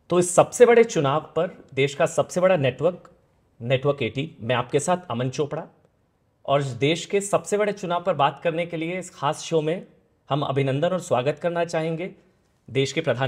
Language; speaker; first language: Hindi; native; Hindi